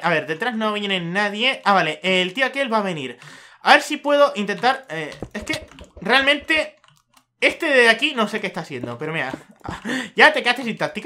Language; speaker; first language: Spanish; native; Spanish